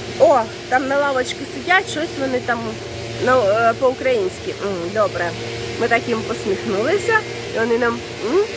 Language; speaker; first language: Ukrainian; non-native, local second language; Russian